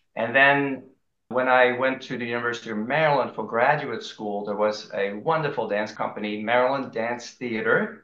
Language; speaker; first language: English; early bilingual, other home language; Dutch